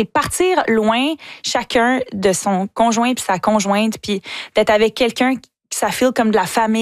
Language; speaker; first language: French; native; French